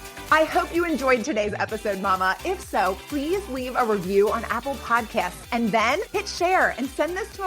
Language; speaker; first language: English; native; English